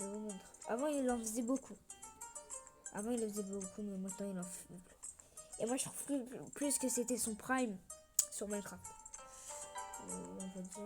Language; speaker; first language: French; early bilingual, other home language; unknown